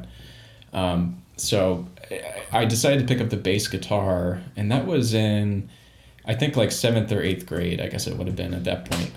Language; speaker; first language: English; native; English